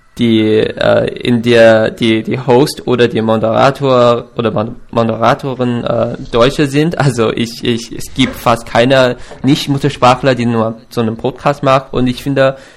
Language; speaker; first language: German; non-native, fluent; Chinese